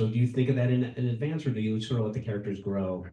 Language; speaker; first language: English; native; English